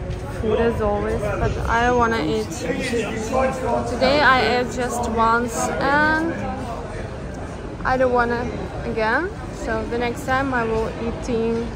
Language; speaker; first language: English; non-native, learner; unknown